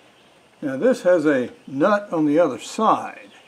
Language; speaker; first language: English; native; English